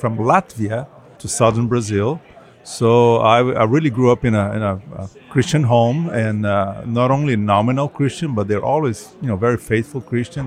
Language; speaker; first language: English; non-native, fluent; Portuguese